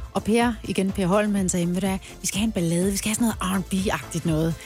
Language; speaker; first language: Danish; native; Danish